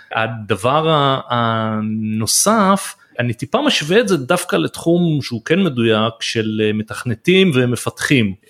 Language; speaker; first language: Hebrew; native; Hebrew